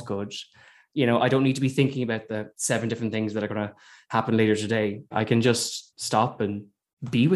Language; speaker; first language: English; native; English